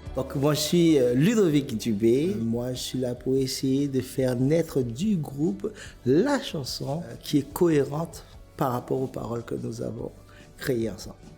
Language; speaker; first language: French; native; French